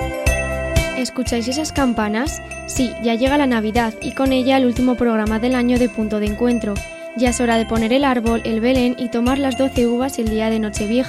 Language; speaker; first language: Spanish; native; Spanish